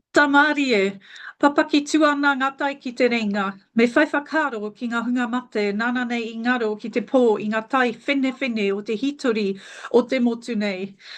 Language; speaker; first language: Māori; non-native, fluent; German